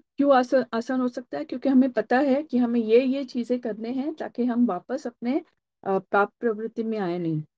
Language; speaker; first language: Hindi; non-native, local second language; Marathi